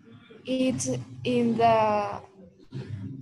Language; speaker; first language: English; non-native, learner; Spanish